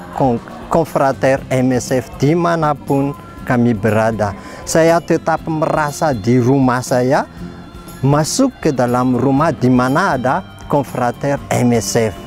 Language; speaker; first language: Indonesian; non-native, fluent; Malagasy